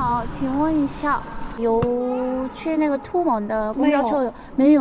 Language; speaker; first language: Chinese; non-native, learner; Korean